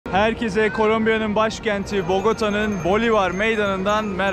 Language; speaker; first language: Turkish; native; Turkish